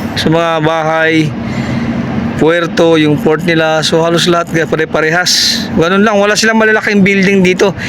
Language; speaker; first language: Filipino; non-native, local second language; Cebuano